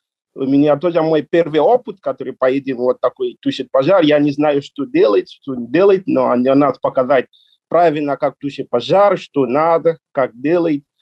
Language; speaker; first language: Russian; non-native, learner; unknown